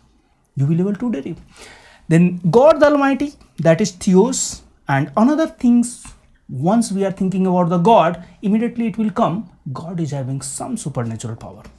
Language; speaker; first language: English; non-native, local second language; Hindi